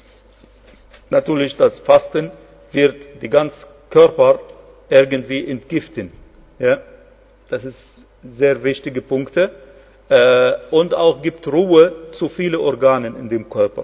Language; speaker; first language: German; non-native, fluent; Arabic